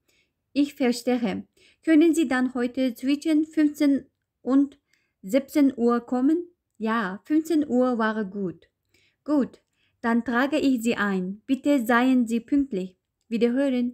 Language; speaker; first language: German; non-native, fluent; Uyghur